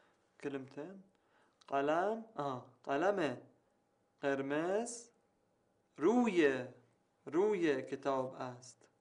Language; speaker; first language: Persian; non-native, learner; Arabic